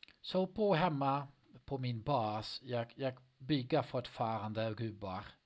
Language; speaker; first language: Swedish; non-native, learner; Dutch